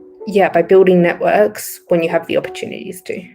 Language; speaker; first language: English; native; English